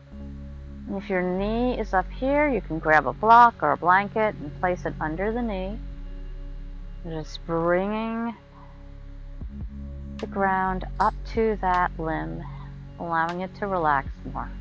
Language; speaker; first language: English; native; English